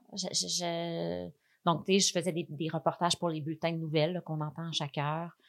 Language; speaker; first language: French; native; French